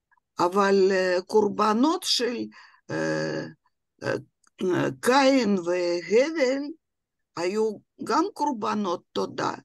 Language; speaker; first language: Hebrew; non-native, fluent; Russian